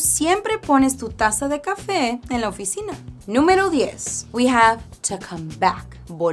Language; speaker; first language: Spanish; non-native, fluent; English